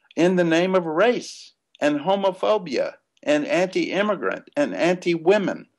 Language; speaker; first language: English; native; English